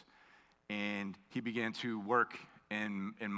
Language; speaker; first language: English; native; English